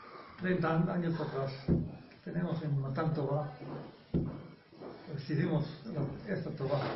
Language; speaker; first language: Spanish; non-native, learner; Hebrew